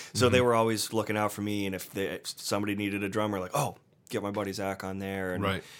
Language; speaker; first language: English; native; English